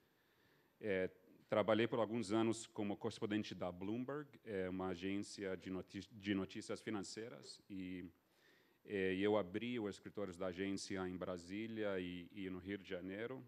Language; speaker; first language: Portuguese; non-native, fluent; English